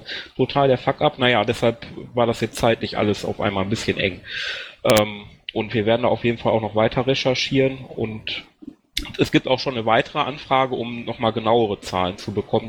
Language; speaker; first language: German; native; German